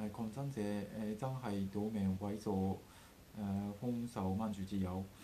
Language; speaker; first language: Cantonese; non-native, learner; Japanese